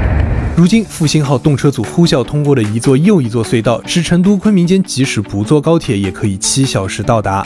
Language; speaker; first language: Chinese; native; Chinese